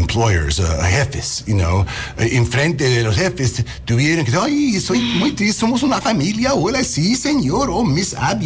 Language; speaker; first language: Spanish; non-native, learner; English